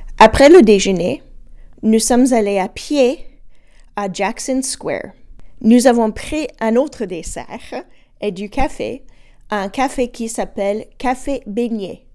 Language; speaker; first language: French; non-native, fluent; English